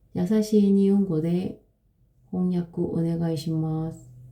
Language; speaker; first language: Japanese; non-native, learner; Korean